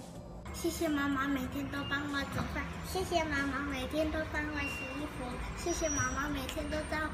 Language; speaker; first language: Chinese; early bilingual, other home language; Indonesian